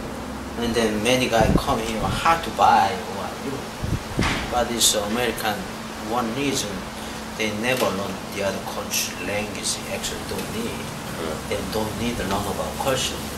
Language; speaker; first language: English; non-native, learner; Korean